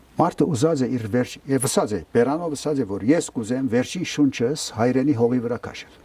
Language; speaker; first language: Armenian; early bilingual, heritage; Armenian